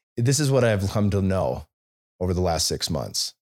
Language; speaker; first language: English; native; English